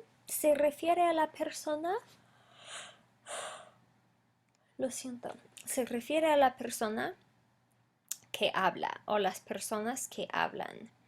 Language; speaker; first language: Spanish; non-native, fluent; English